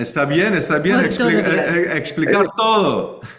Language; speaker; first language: Spanish; non-native, learner; English